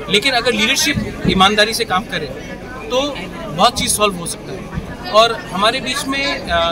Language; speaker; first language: Hindi; non-native, local second language; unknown